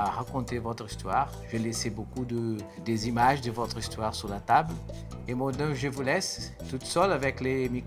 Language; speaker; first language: French; non-native, fluent; Portuguese